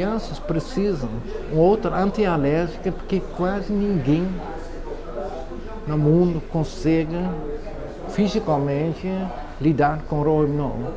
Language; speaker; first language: Portuguese; non-native, fluent; Dutch